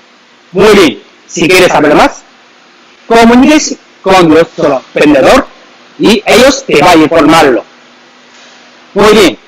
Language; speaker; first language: Spanish; non-native, learner; Chinese